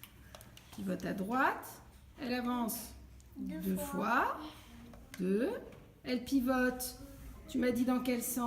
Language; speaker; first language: French; native; French